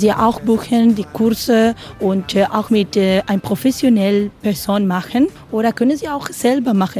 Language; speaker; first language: German; non-native, learner; Spanish